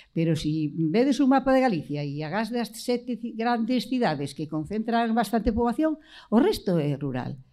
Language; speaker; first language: Galician; native; Galician